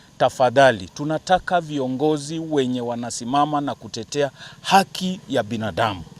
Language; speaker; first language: Swahili; non-native, local second language; Luyia